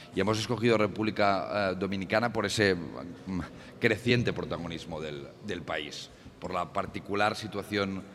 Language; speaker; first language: Spanish; native; Spanish